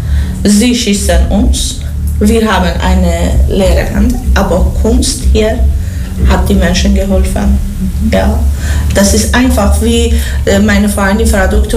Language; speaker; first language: German; non-native, learner; Persian